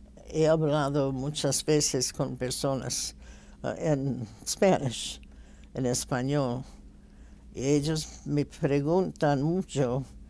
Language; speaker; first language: Spanish; non-native, fluent; English